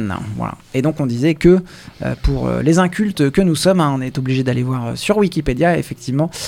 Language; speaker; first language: French; native; French